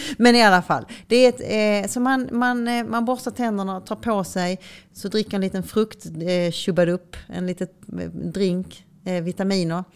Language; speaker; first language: Swedish; native; Swedish